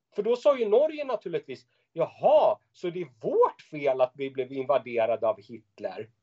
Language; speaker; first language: Swedish; native; Swedish